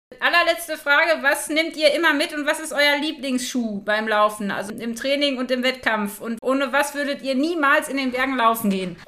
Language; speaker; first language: German; native; German